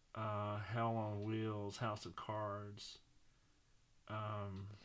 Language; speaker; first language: English; native; English